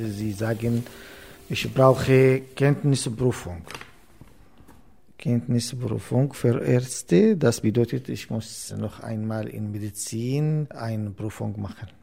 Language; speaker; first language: German; non-native, learner; Arabic